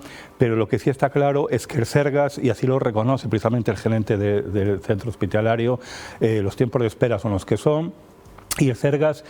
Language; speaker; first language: Spanish; native; Spanish